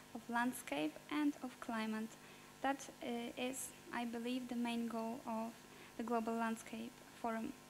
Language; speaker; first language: English; non-native, fluent; Polish